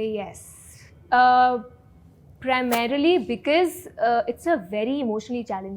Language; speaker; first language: English; non-native, local second language; Hindi